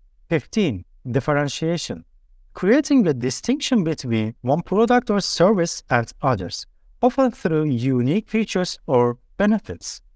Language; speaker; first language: English; non-native, fluent; Turkish